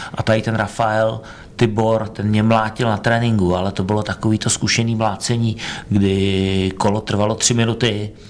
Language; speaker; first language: Czech; native; Czech